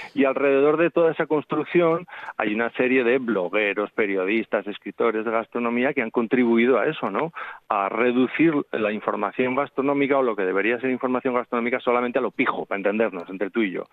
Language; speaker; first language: Spanish; native; Spanish